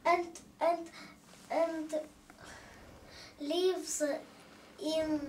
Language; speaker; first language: English; non-native, learner; Russian